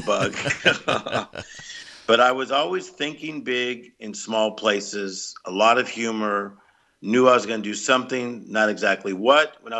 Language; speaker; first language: English; native; English